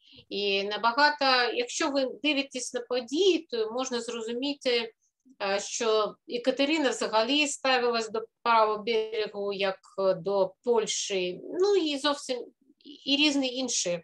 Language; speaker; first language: Ukrainian; non-native, fluent; Russian